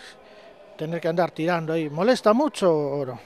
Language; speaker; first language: Spanish; native; Spanish